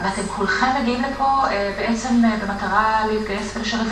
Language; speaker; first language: Hebrew; native; Hebrew